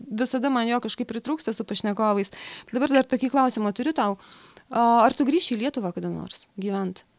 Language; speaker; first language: Lithuanian; native; Lithuanian